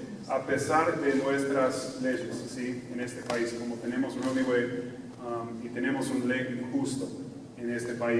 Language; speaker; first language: Spanish; non-native, fluent; English